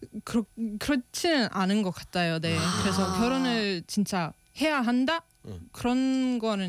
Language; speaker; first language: Korean; non-native, fluent; Estonian